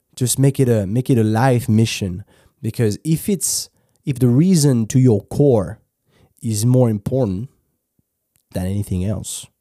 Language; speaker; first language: English; non-native, fluent; French